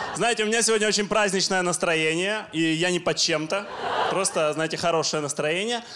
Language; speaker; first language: Russian; non-native, local second language; Ukrainian